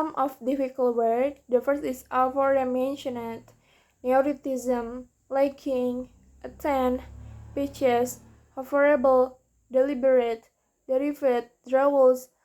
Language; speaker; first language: English; non-native, learner; Indonesian